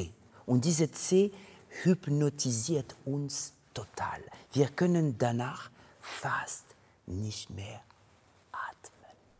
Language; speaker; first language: German; non-native, fluent; French